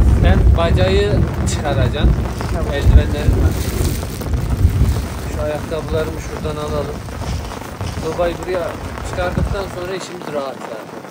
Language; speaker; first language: Turkish; native; Turkish